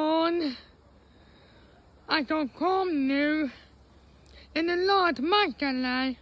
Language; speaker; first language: Swedish; non-native, fluent; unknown